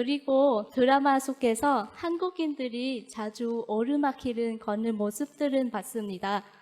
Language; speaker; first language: Korean; non-native, fluent; Vietnamese